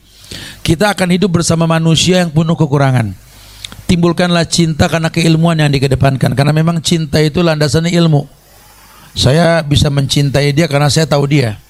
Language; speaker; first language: Indonesian; native; Indonesian